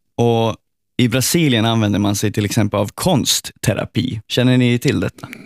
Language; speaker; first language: Swedish; native; Swedish